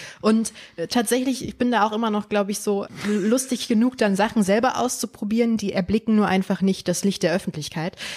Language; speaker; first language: German; early bilingual, other home language; Polish